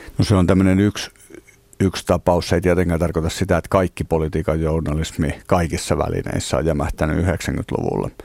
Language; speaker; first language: Finnish; native; Finnish